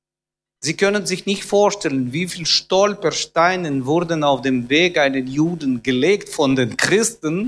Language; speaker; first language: German; non-native, fluent; Russian